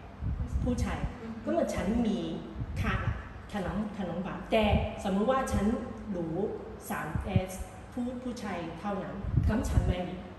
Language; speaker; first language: Thai; non-native, learner; Cantonese